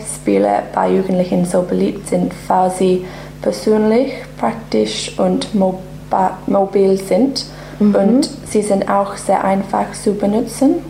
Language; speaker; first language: German; non-native, learner; English